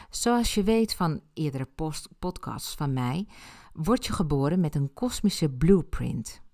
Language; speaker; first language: Dutch; early bilingual, other home language; Spanish